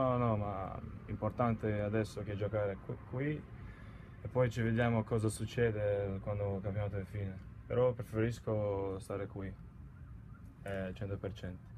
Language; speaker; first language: Italian; non-native, learner; Latvian